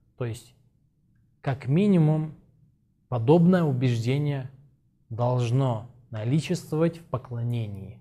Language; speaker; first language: Russian; non-native, local second language; Azerbaijani